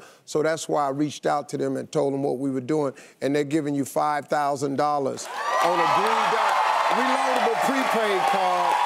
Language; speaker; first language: English; native; English